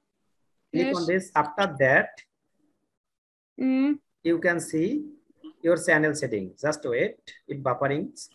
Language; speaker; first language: English; non-native, learner; Bangla